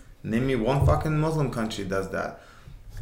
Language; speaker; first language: English; non-native, fluent; Uzbek